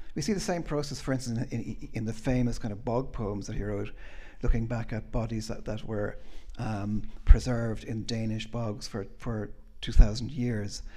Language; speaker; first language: English; native; English